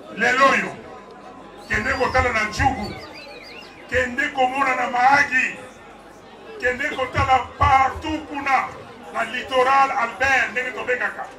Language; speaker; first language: Lingala; native; Lingala